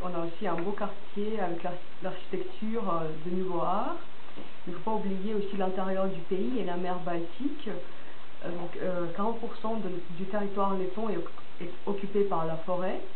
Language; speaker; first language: French; non-native, fluent; Latvian